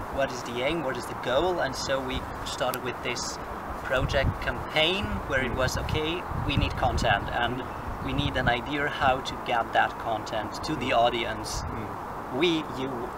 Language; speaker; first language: English; non-native, fluent; German